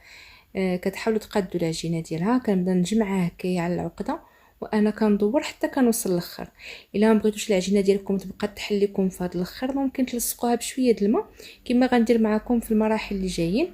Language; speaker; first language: Arabic; native; Arabic